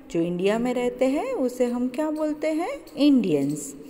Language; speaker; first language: Hindi; non-native, local second language; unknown